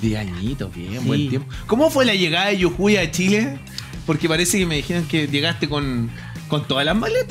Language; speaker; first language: Spanish; native; Spanish